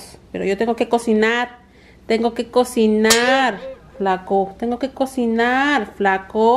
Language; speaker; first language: Spanish; native; Spanish